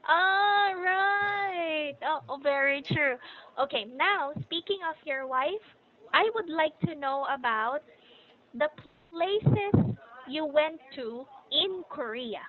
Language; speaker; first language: English; non-native, fluent; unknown